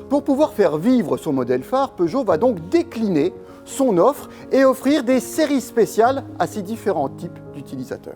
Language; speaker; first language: French; native; French